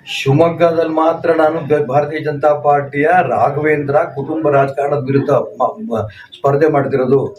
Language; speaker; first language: Kannada; native; Kannada